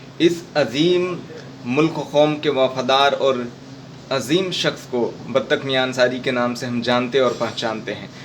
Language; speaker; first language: Urdu; native; Urdu